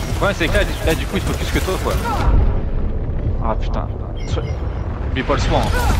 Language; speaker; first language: French; native; French